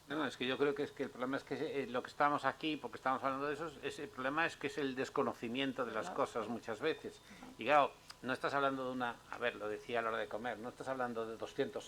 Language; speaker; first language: Spanish; native; Spanish